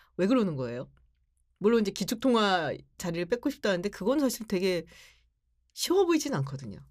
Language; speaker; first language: Korean; native; Korean